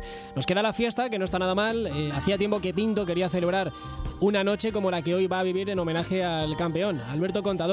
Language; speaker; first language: Spanish; native; Spanish